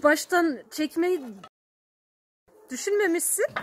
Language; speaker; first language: Turkish; native; Turkish